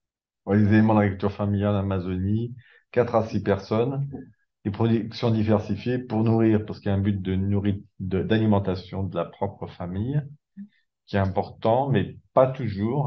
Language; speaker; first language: French; native; French